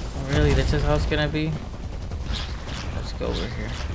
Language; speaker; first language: English; non-native, local second language; Spanish